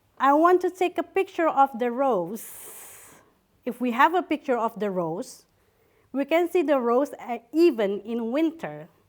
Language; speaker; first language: English; non-native, fluent; Indonesian